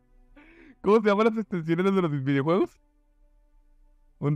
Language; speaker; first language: Spanish; native; Spanish